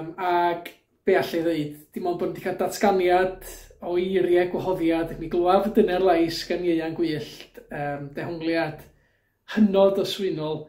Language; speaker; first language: Welsh; native; Welsh